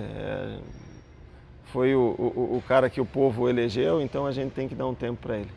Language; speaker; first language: Portuguese; native; Portuguese